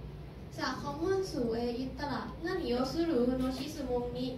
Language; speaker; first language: Japanese; non-native, learner; Thai